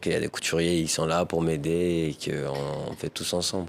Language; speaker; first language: French; early bilingual, other home language; Persian